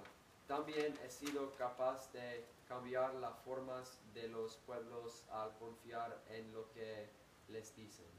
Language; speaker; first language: Spanish; non-native, learner; English